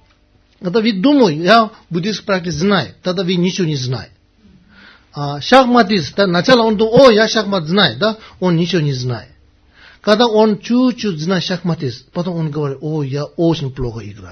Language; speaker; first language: Russian; non-native, learner; Tibetan